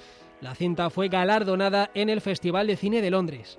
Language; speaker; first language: Spanish; native; Spanish